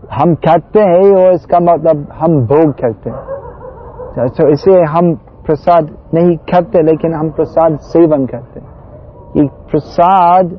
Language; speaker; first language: Hindi; non-native, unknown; English